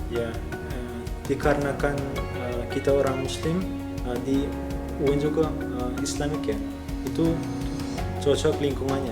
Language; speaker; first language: Indonesian; non-native, fluent; Turkmen